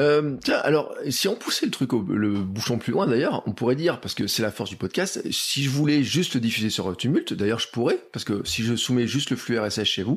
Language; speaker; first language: French; native; French